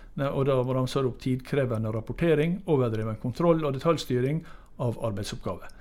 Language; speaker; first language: Norwegian; native; Norwegian